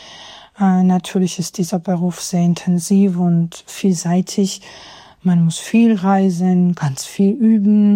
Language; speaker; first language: German; non-native, fluent; Georgian